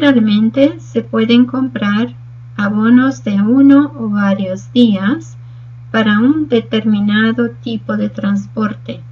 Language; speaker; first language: Spanish; non-native, fluent; Portuguese